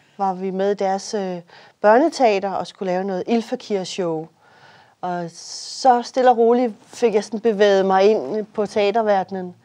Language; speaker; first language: Danish; native; Danish